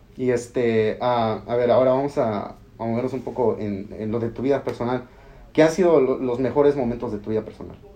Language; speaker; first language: Spanish; early bilingual, heritage; Spanish